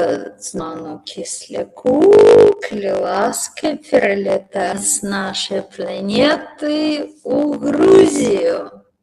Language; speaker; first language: Belarusian; non-native, local second language; Russian